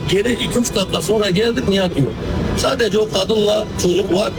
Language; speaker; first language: Turkish; native; Turkish